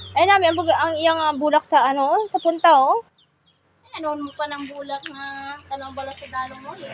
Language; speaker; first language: Filipino; non-native, local second language; Hiligaynon